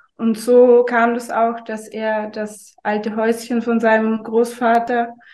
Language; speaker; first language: German; native; German